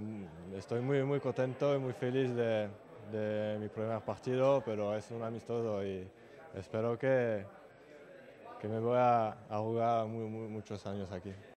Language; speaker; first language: Spanish; non-native, learner; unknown